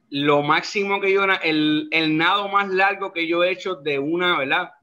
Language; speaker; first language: Spanish; native; Spanish